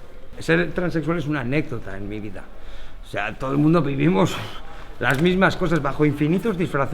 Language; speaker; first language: Spanish; native; Spanish